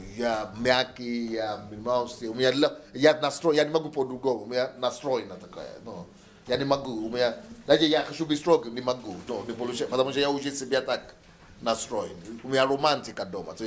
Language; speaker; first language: Russian; non-native, learner; Yoruba